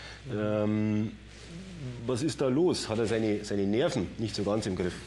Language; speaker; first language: German; native; German